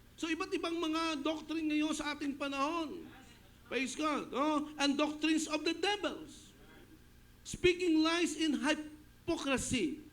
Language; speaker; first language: Filipino; non-native, local second language; Hiligaynon